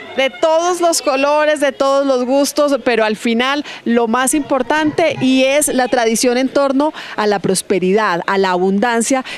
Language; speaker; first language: Spanish; native; Spanish